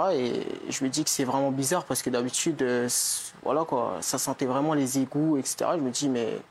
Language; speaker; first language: French; native; French